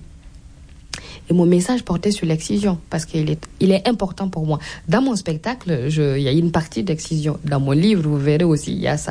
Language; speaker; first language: French; non-native, local second language; Mossi